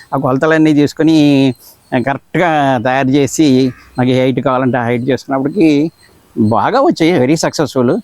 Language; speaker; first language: Telugu; native; Telugu